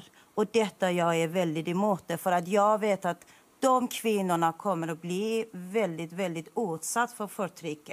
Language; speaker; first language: Swedish; non-native, fluent; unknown